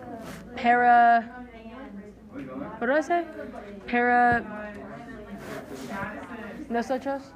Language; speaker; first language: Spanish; non-native, learner; English